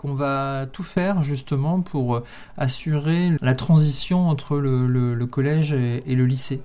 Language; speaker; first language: French; native; French